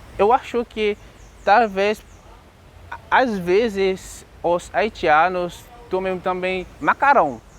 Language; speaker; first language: Portuguese; non-native, learner; Haitian Creole